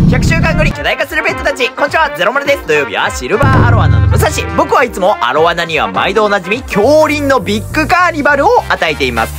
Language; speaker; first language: Japanese; native; Japanese